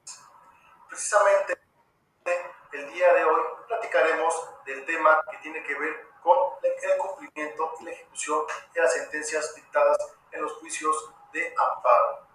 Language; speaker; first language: Spanish; native; Spanish